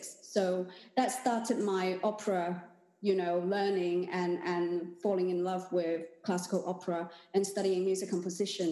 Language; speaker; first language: English; non-native, local second language; Cantonese